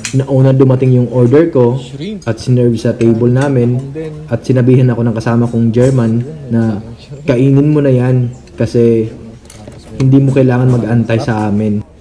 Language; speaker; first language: Filipino; non-native, local second language; Cebuano